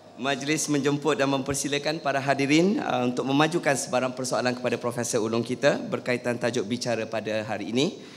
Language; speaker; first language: Malay; native; Malay